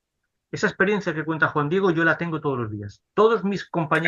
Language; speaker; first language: Spanish; native; Spanish